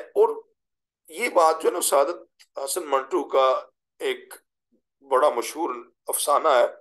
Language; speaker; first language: English; non-native, local second language; Urdu